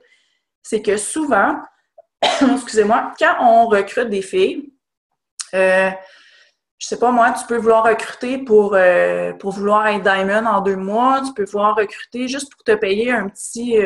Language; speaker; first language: French; native; French